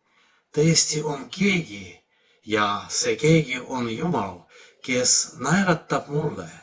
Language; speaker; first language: Estonian; non-native, fluent; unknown